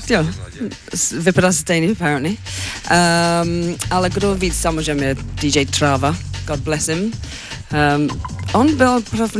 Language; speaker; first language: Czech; non-native, learner; English